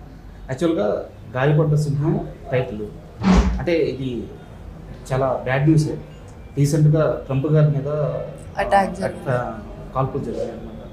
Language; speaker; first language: Telugu; native; Telugu